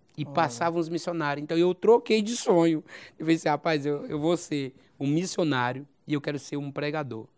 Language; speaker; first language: Portuguese; native; Portuguese